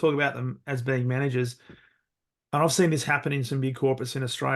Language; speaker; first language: English; native; English